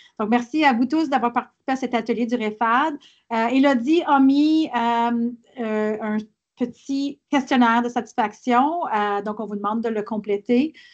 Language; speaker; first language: French; native; French